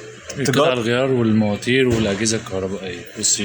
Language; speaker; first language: Arabic; native; Arabic